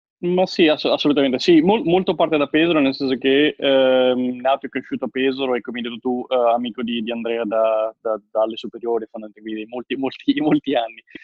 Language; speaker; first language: Italian; native; Italian